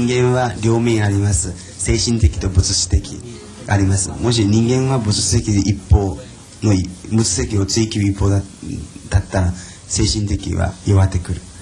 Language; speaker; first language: Japanese; non-native, fluent; Chinese